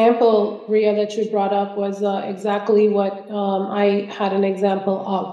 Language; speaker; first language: English; non-native, local second language; Malayalam